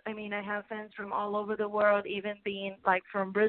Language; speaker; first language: English; non-native, fluent; Portuguese